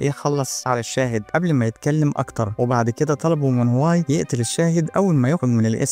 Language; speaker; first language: Arabic; native; Arabic